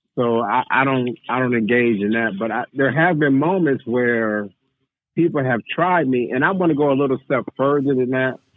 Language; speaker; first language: English; native; English